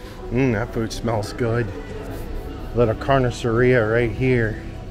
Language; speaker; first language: English; native; English